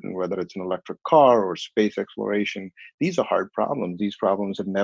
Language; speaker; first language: English; non-native, local second language; Hindi